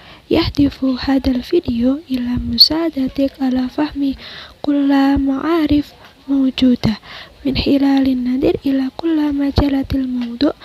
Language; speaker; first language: Arabic; non-native, learner; Indonesian